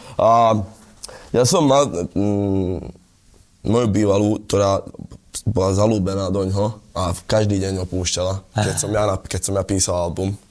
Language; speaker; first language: Slovak; early bilingual, other home language; Italian